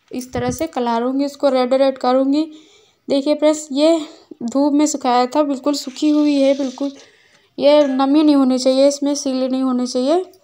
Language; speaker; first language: Hindi; native; Hindi